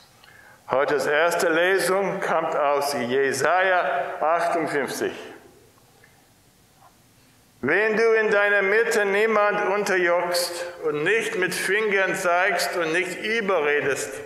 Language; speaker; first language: German; non-native, fluent; English